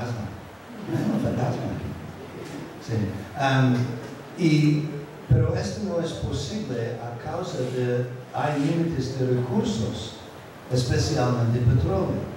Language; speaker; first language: Spanish; non-native, fluent; English